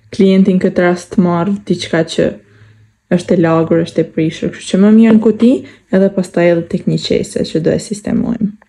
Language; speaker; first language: Albanian; native; Albanian